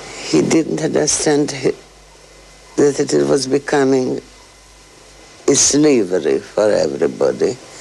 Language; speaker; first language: English; non-native, fluent; Russian